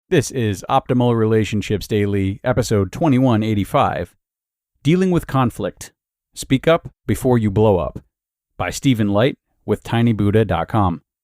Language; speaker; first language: English; native; English